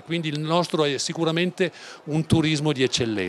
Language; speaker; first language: Italian; native; Italian